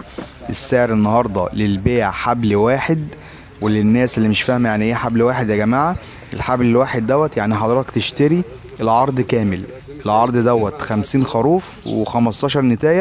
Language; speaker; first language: Arabic; native; Arabic